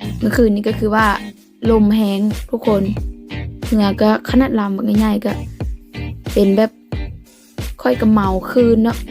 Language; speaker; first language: Thai; non-native, local second language; Lao